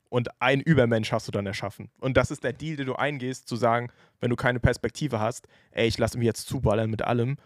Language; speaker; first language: German; native; German